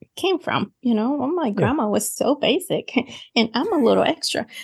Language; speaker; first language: English; non-native, fluent; Spanish